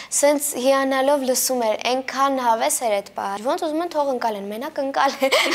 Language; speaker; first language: Armenian; early bilingual, heritage; Armenian